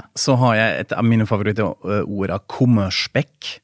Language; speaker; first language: Norwegian; non-native, fluent; German